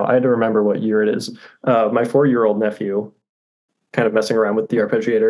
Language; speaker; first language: English; native; English